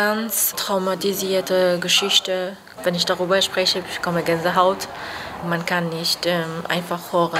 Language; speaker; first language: German; non-native, fluent; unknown